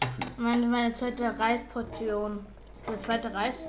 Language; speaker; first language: German; early bilingual, other home language; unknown